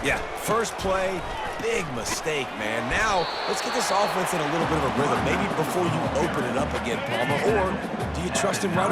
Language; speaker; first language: English; native; English